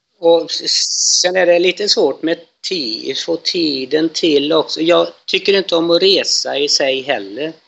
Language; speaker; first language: Swedish; native; Swedish